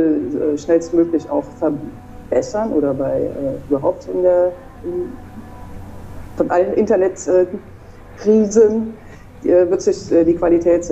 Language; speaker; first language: German; native; German